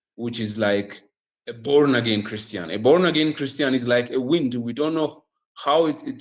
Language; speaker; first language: English; non-native, local second language; Amharic